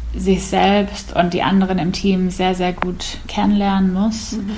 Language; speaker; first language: German; non-native, fluent; English